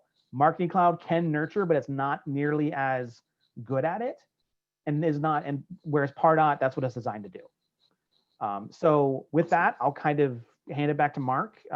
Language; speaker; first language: English; native; English